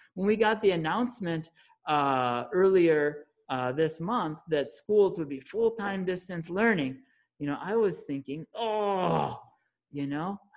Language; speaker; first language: English; native; English